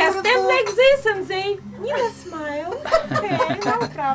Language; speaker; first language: English; non-native, learner; Russian